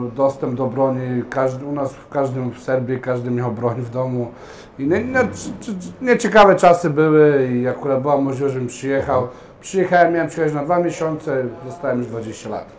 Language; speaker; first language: Polish; early bilingual, heritage; Serbian